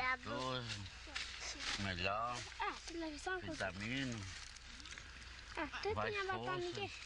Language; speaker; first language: Portuguese; non-native, local second language; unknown